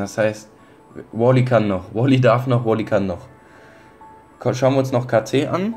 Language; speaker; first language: German; native; German